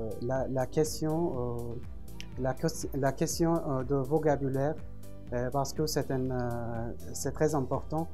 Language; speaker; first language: French; non-native, fluent; Arabic